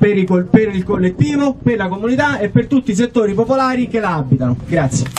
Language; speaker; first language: Italian; native; Italian